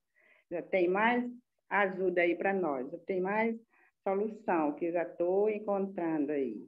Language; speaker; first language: Portuguese; non-native, local second language; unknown